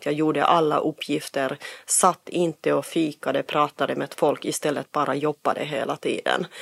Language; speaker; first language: Swedish; non-native, fluent; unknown